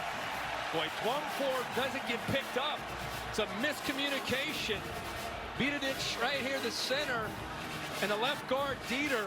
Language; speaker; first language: English; native; English